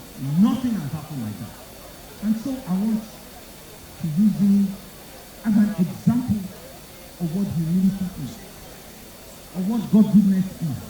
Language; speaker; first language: English; non-native, local second language; Yoruba